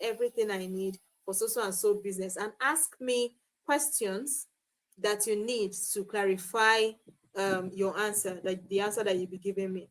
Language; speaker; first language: English; non-native, local second language; Igbo